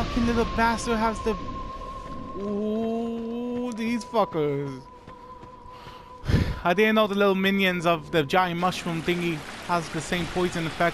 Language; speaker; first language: English; native; English